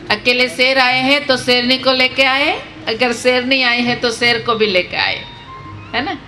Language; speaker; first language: Hindi; non-native, local second language; Gujarati